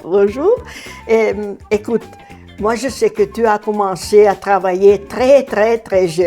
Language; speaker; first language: French; non-native, fluent; Italian